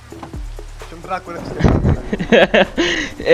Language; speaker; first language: Greek; native; Greek